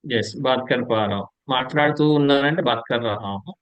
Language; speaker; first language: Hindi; non-native, fluent; Telugu